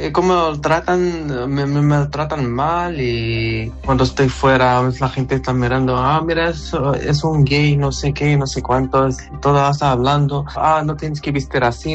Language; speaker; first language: Spanish; non-native, learner; Arabic